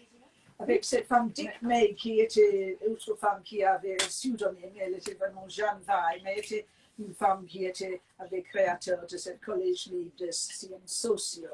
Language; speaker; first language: French; non-native, fluent; English